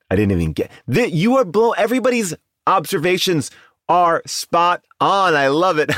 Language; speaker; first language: English; native; English